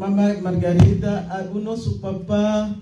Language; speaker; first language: Portuguese; non-native, local second language; Lingala